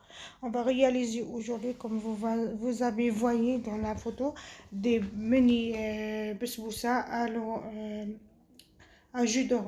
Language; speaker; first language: French; non-native, fluent; Arabic